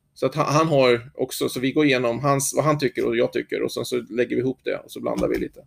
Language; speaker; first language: Swedish; native; Swedish